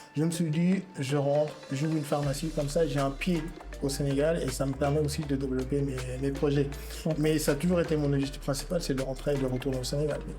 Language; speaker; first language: French; non-native, local second language; Wolof